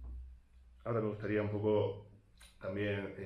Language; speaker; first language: Spanish; native; Spanish